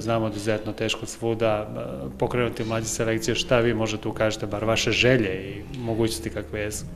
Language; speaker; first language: Serbian; native; Serbian